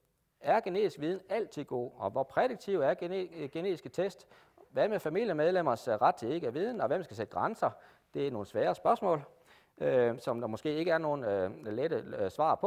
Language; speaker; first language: Danish; native; Danish